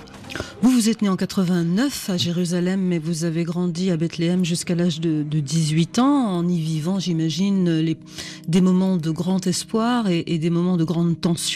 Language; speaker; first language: French; native; French